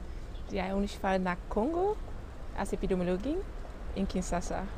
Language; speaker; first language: German; non-native, learner; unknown